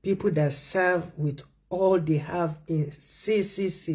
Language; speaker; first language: English; non-native, local second language; Yoruba